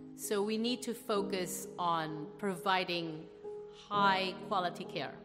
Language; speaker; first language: English; non-native, fluent; Indonesian